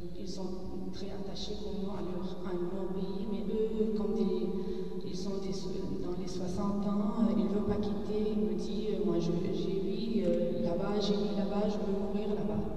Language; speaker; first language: French; non-native, learner; Arabic